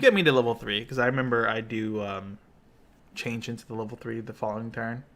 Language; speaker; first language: English; native; English